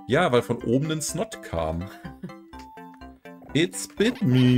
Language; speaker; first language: German; native; German